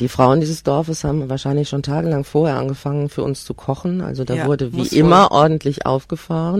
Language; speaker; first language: German; native; German